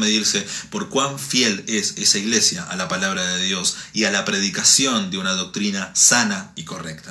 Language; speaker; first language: Spanish; native; Spanish